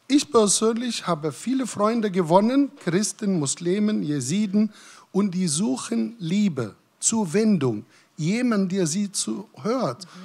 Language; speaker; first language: German; non-native, fluent; Arabic